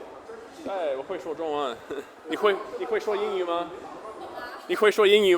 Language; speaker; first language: Chinese; non-native, fluent; English